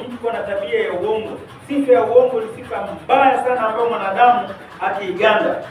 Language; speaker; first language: Swahili; native; Swahili